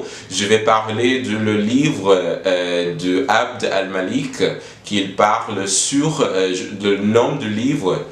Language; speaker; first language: French; non-native, learner; English